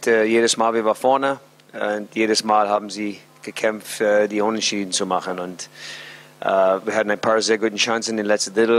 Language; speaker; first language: German; non-native, fluent; English